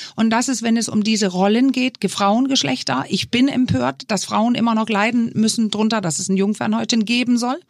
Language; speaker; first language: German; non-native, fluent; Danish